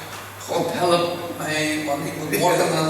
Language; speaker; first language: Dutch; early bilingual, other home language; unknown